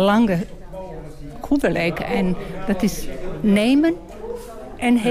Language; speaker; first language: Dutch; non-native, learner; Bosnian